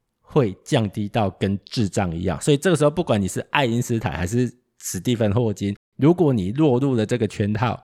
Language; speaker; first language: Chinese; native; Chinese